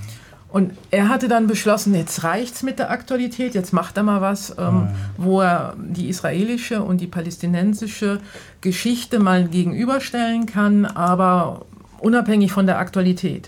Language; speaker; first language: German; native; German